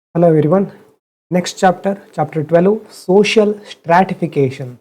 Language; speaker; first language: English; non-native, local second language; Kannada